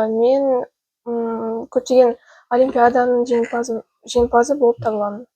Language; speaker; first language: Kazakh; non-native, local second language; Russian